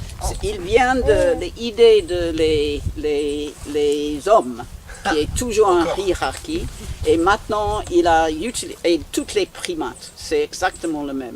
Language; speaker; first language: French; non-native, learner; English